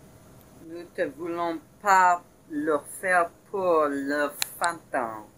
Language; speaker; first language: French; non-native, learner; English